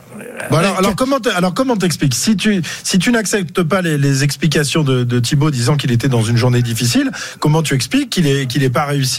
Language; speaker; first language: French; native; French